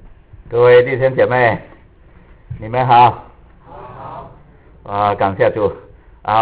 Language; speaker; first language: Chinese; native; Chinese